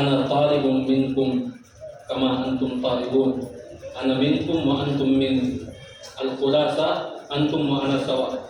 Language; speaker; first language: Arabic; non-native, fluent; Urdu